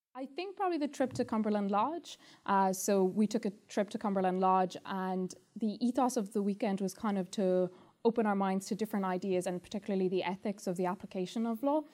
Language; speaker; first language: English; native; English